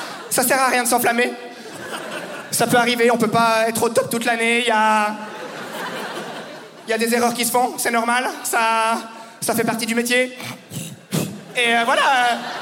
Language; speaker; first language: French; native; French